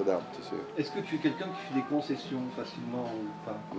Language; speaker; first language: French; native; French